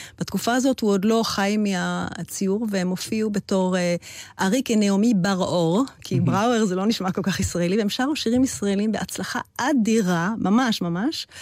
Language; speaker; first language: Hebrew; early bilingual, heritage; Hebrew